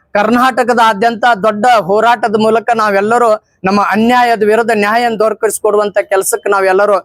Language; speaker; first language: Kannada; non-native, local second language; Lambadi